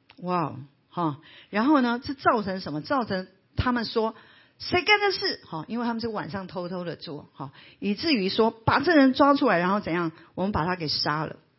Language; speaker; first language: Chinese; native; Chinese